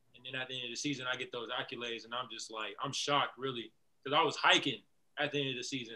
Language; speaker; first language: English; native; English